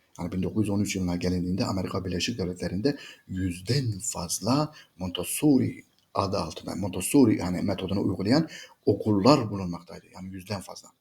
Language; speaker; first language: Turkish; native; Turkish